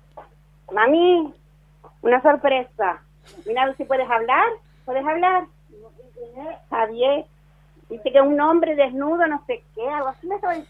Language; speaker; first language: Spanish; native; Spanish